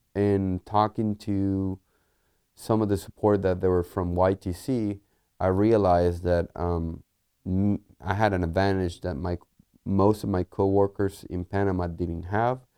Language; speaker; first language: English; early bilingual, other home language; Spanish